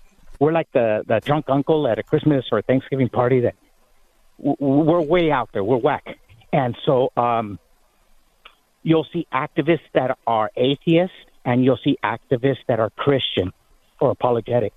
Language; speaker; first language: English; non-native, fluent; Spanish